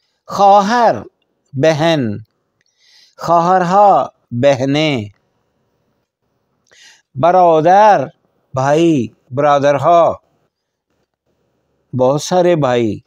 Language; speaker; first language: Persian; non-native, fluent; Urdu